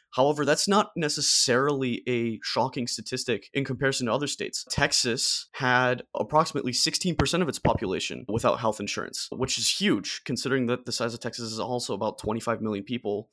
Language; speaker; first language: English; non-native, fluent; German